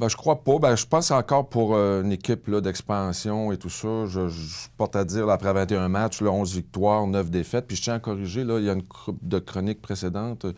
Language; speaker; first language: French; native; French